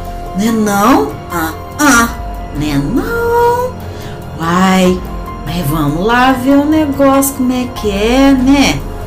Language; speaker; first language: Portuguese; native; Portuguese